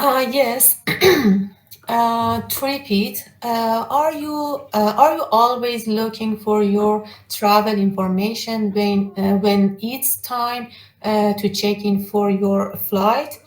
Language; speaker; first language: English; non-native, learner; Persian